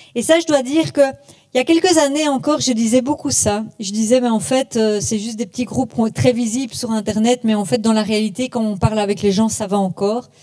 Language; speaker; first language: French; native; French